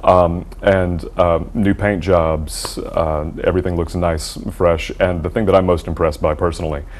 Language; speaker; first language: English; native; English